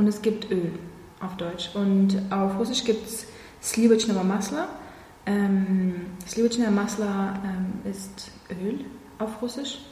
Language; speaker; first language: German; non-native, fluent; Russian